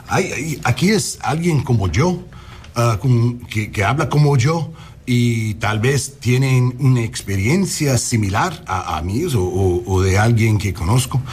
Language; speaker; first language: Spanish; early bilingual, heritage; English